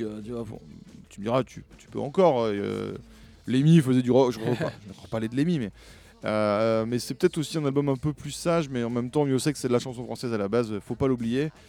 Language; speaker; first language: French; native; French